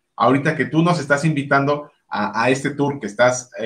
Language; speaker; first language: Spanish; native; Spanish